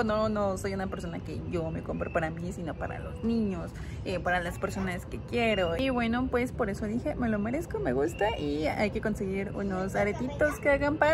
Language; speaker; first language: Spanish; native; Spanish